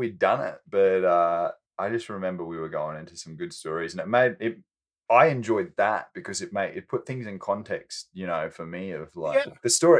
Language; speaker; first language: English; native; English